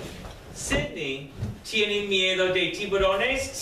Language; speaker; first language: Spanish; non-native, fluent; English